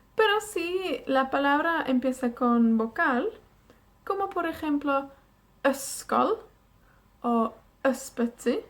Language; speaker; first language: Spanish; non-native, fluent; Welsh